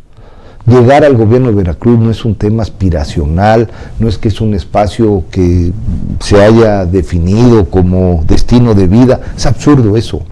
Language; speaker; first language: Spanish; native; Spanish